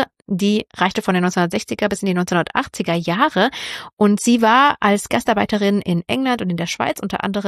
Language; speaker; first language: German; native; German